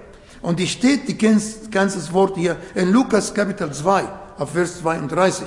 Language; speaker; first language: German; non-native, fluent; Arabic